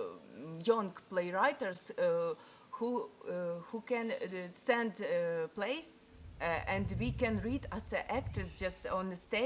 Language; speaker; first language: English; non-native, learner; Ukrainian